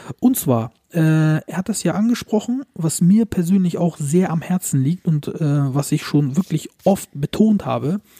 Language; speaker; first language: German; early bilingual, other home language; Turkish